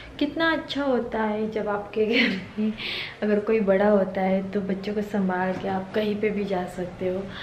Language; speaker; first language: Hindi; non-native, local second language; Marathi